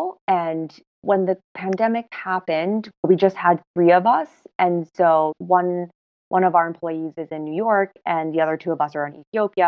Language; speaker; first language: English; non-native, local second language; Cantonese